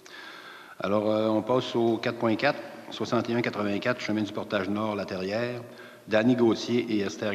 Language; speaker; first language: French; native; French